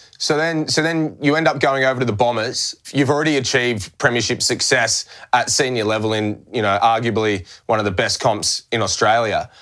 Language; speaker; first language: English; native; English